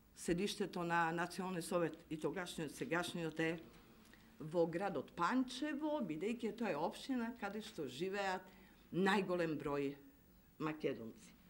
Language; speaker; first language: Macedonian; early bilingual, heritage; Macedonian